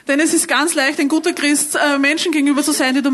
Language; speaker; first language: German; native; German